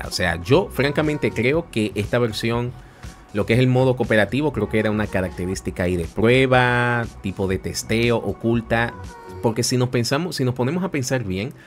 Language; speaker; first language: Spanish; native; Spanish